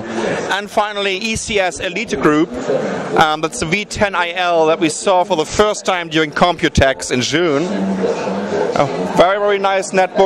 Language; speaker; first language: English; non-native, fluent; German